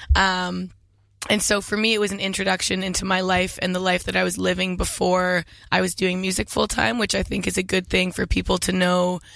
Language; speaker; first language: English; native; English